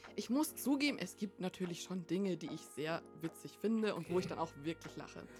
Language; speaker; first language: German; early bilingual, other home language; Vietnamese